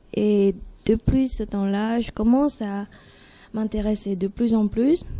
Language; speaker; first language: French; non-native, fluent; Vietnamese